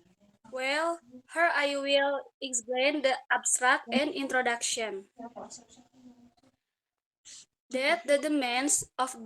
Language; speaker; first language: English; non-native, learner; Indonesian